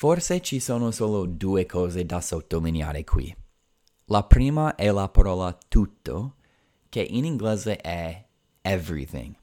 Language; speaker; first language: Italian; non-native, fluent; English